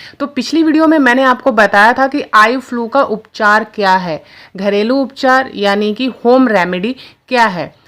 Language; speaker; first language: Hindi; non-native, local second language; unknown